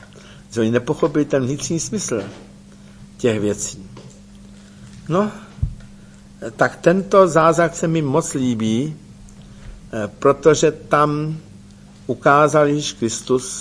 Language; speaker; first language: Czech; native; Czech